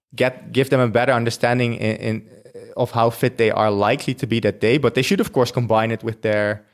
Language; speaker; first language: English; non-native, fluent; Dutch